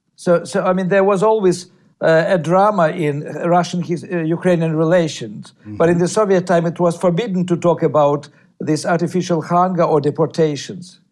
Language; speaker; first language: English; non-native, fluent; Russian